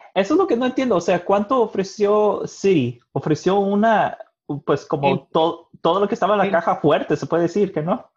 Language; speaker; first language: Spanish; early bilingual, heritage; Spanish